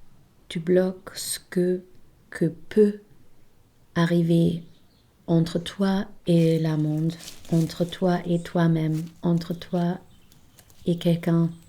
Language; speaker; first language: French; non-native, fluent; German